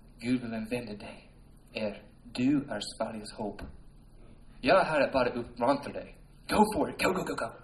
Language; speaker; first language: Swedish; non-native, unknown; English